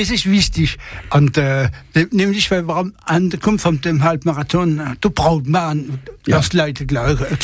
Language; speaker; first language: German; non-native, local second language; French